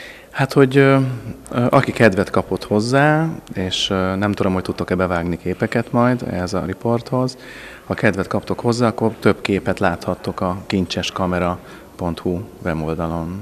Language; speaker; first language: Hungarian; native; Hungarian